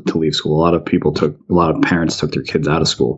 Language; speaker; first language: English; native; English